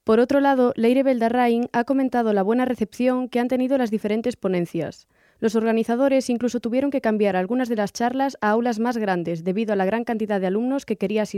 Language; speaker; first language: Spanish; native; Spanish